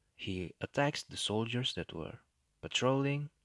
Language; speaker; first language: English; non-native, fluent; Indonesian